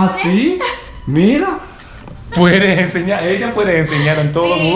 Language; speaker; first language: Spanish; non-native, learner; Japanese